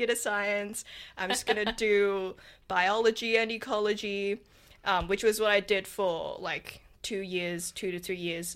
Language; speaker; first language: English; non-native, local second language; Cantonese